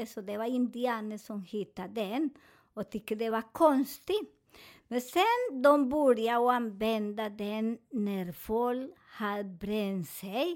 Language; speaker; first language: Swedish; non-native, learner; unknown